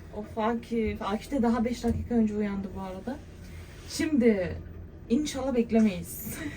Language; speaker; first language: Turkish; early bilingual, heritage; Turkish